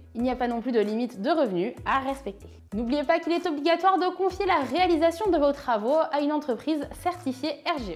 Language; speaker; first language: French; native; French